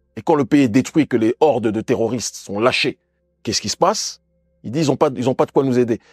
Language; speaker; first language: French; native; French